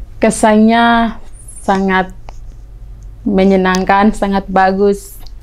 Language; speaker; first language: Indonesian; native; Indonesian